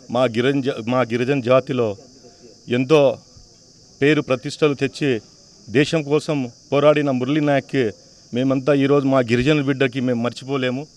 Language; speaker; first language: Telugu; non-native, local second language; Lambadi